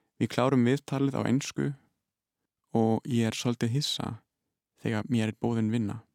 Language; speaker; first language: Icelandic; non-native, fluent; German